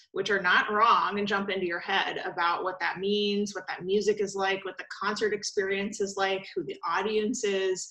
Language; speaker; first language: English; native; English